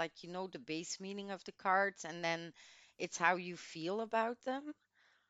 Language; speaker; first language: English; non-native, fluent; Dutch